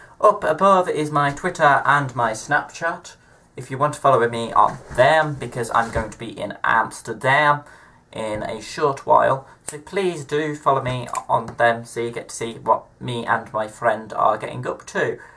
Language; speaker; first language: English; native; English